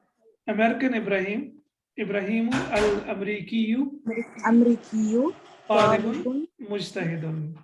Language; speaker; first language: Arabic; non-native, fluent; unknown